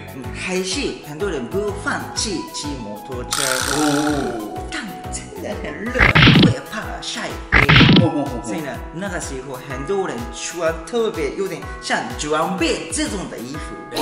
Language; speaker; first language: Chinese; non-native, fluent; Japanese